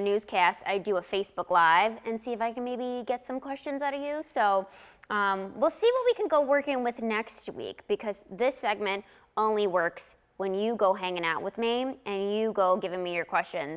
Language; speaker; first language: English; native; English